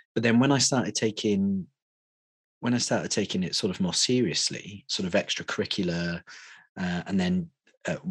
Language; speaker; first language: English; native; English